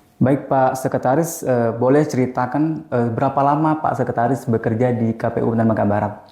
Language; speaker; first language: Indonesian; native; Indonesian